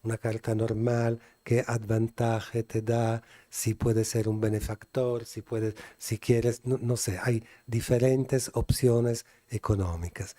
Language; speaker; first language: Spanish; non-native, fluent; Italian